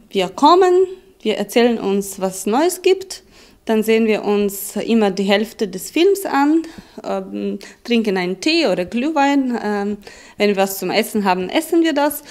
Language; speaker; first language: German; non-native, fluent; Ukrainian